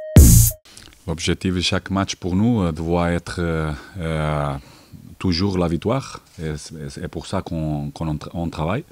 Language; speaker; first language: French; non-native, fluent; Portuguese